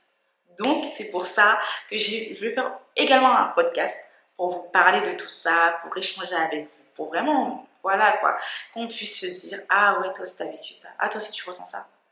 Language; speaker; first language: French; native; French